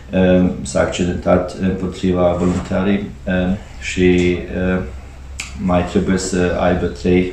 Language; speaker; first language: Romanian; non-native, fluent; Hungarian